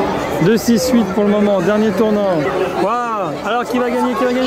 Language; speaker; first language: French; native; French